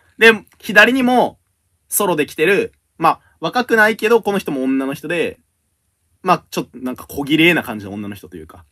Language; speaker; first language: Japanese; native; Japanese